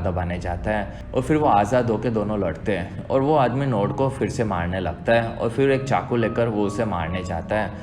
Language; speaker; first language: Hindi; native; Hindi